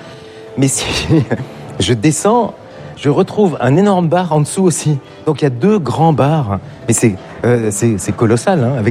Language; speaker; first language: French; native; French